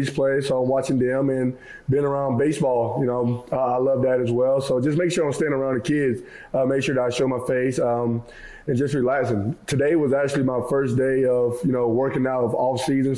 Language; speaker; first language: English; native; English